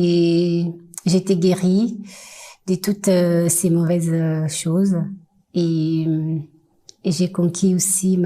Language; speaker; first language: French; non-native, fluent; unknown